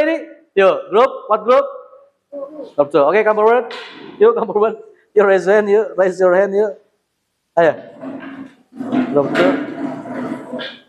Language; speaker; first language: English; non-native, learner; Indonesian